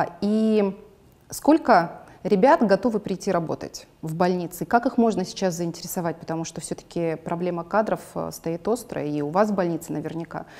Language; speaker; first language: Russian; native; Russian